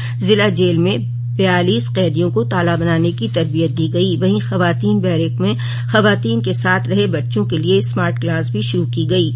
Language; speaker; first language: Urdu; native; Urdu